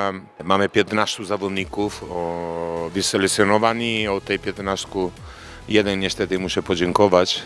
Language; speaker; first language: Polish; non-native, fluent; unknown